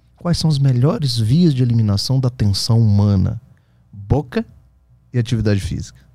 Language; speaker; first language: Portuguese; native; Portuguese